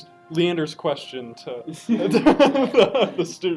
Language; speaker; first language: English; native; English